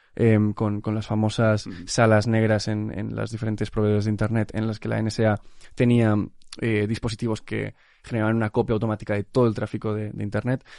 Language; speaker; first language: Spanish; native; Spanish